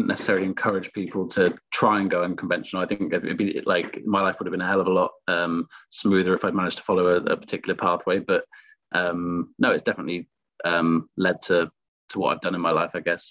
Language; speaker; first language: English; native; English